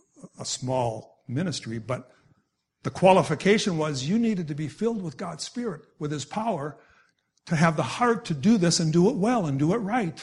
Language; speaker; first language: English; native; English